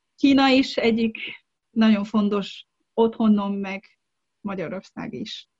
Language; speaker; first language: Hungarian; non-native, fluent; Chinese